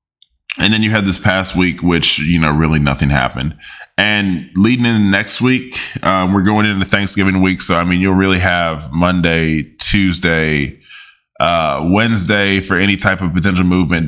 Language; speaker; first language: English; native; English